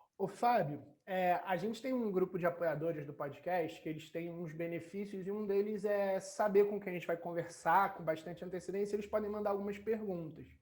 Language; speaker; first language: Portuguese; native; Portuguese